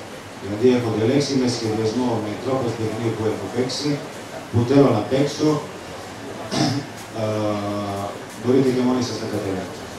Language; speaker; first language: Greek; non-native, fluent; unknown